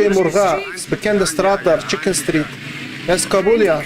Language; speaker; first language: Dutch; early bilingual, other home language; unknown